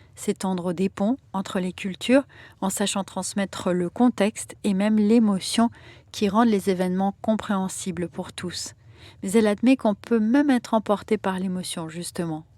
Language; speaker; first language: French; native; French